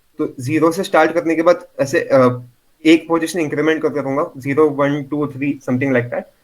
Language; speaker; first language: Hindi; non-native, local second language; Marathi